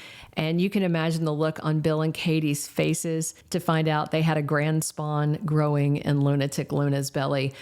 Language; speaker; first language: English; native; English